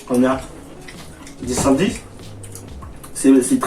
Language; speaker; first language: French; native; French